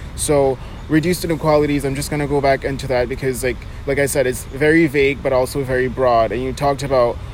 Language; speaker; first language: English; native; English